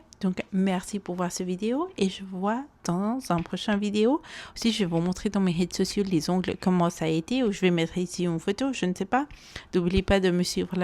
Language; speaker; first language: French; non-native, fluent; Spanish